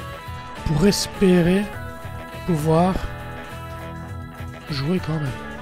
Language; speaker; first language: French; native; French